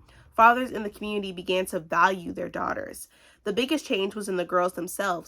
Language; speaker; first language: English; native; English